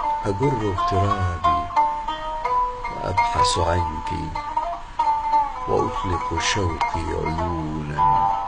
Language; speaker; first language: Arabic; native; Arabic